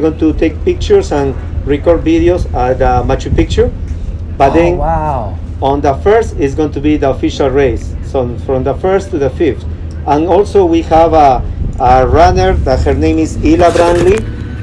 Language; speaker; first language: English; non-native, fluent; Spanish